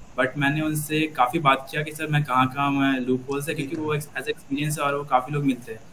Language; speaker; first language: Hindi; native; Hindi